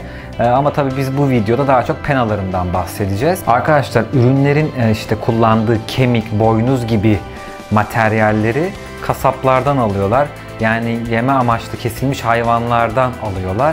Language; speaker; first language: Turkish; native; Turkish